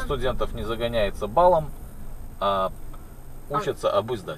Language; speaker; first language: Russian; native; Russian